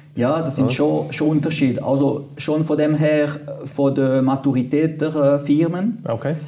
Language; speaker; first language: German; non-native, fluent; French